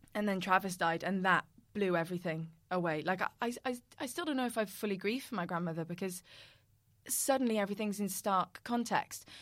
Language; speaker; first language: English; native; English